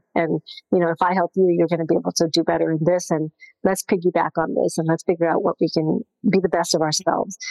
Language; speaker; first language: English; non-native, local second language; Gujarati